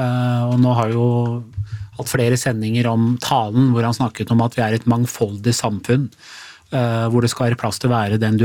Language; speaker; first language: Norwegian; native; Norwegian